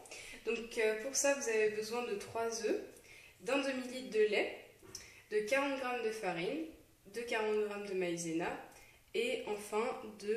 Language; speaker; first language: French; native; French